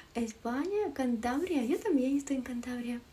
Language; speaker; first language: Spanish; non-native, learner; Ukrainian